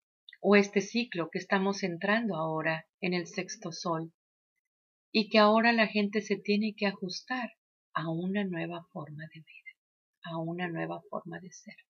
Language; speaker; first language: Spanish; native; Spanish